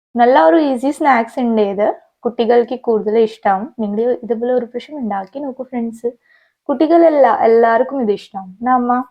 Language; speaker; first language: Malayalam; non-native, learner; Hindi